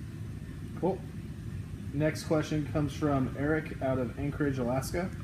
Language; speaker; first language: English; native; English